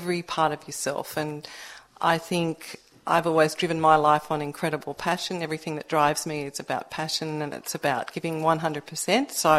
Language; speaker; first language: English; native; English